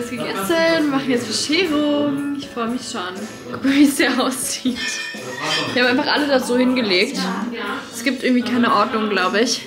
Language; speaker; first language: German; native; German